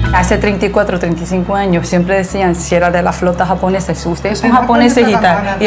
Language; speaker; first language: Spanish; early bilingual, other home language; Korean